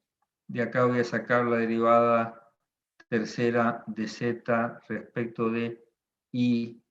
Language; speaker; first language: Spanish; native; Spanish